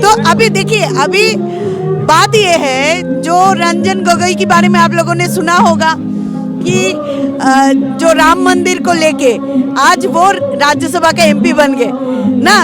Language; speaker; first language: Hindi; non-native, local second language; Bangla